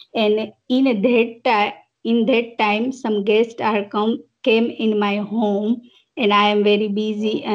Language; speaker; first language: English; non-native, local second language; Gujarati